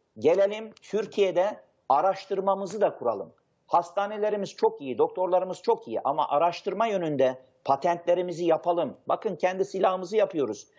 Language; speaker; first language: Turkish; native; Turkish